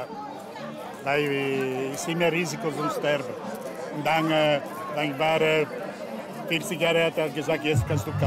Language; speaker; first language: German; non-native, learner; Italian